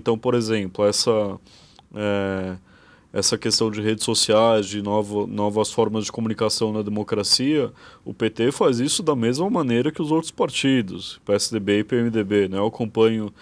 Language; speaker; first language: Portuguese; native; Portuguese